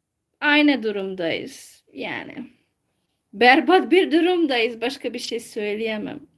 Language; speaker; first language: Turkish; non-native, fluent; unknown